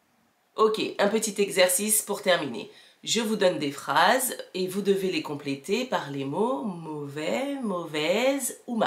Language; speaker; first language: French; native; French